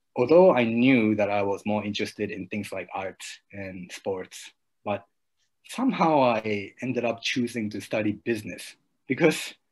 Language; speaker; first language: English; early bilingual, other home language; Japanese